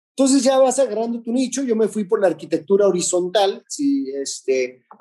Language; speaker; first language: Spanish; native; Spanish